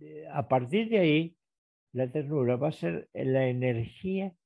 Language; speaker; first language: Spanish; native; Spanish